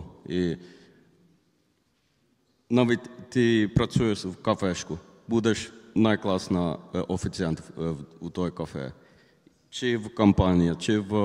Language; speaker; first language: Ukrainian; non-native, learner; Finnish